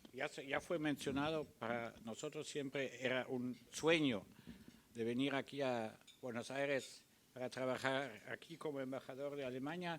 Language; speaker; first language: Spanish; early bilingual, other home language; German